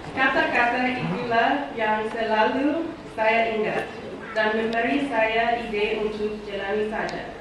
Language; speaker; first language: Indonesian; non-native, learner; English